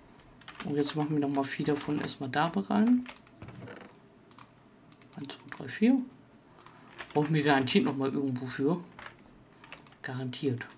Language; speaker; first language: German; native; German